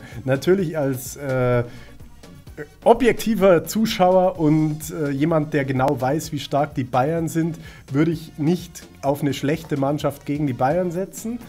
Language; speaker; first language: German; native; German